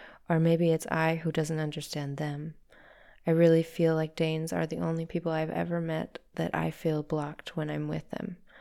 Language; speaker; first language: English; early bilingual, other home language; Danish